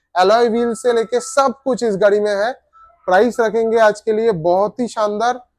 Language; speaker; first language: Hindi; non-native, local second language; Bangla